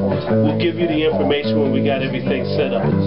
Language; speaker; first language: English; native; English